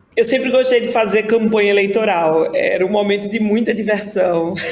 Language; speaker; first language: Portuguese; native; Portuguese